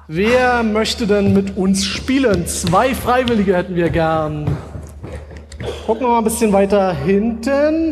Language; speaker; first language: German; native; German